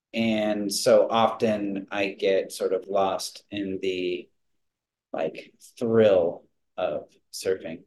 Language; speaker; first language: English; native; English